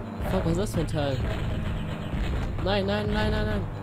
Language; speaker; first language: German; native; German